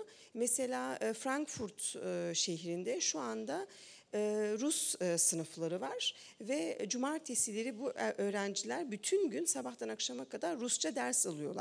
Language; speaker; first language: Turkish; early bilingual, heritage; Turkish